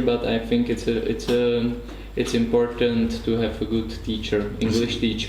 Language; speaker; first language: English; non-native, learner; Czech